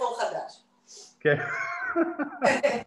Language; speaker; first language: Hebrew; non-native, fluent; Spanish